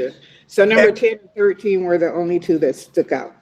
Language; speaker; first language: English; native; English